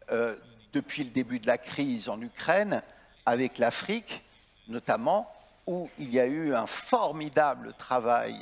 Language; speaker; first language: French; native; French